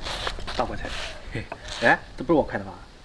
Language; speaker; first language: Chinese; native; Chinese